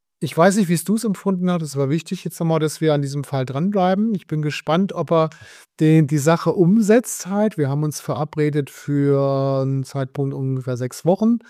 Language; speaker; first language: German; native; German